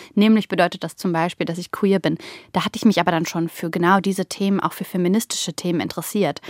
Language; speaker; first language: German; early bilingual, other home language; Bulgarian